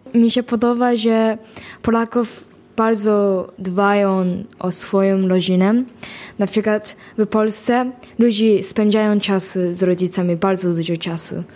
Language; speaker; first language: Polish; non-native, learner; Japanese